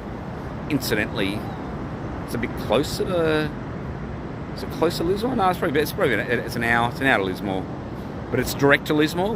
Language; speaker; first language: English; native; English